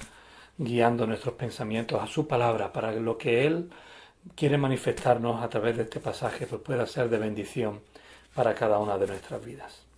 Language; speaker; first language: Spanish; native; Spanish